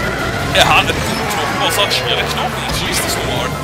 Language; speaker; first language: German; native; German